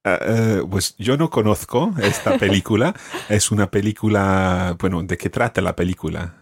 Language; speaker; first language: Spanish; non-native, fluent; English